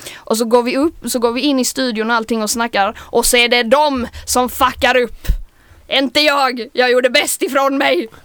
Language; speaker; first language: Swedish; native; Swedish